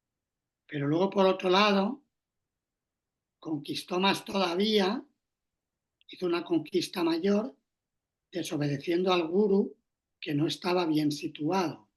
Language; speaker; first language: Spanish; native; Spanish